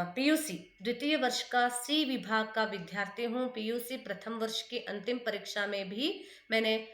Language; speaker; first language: Hindi; non-native, local second language; Kannada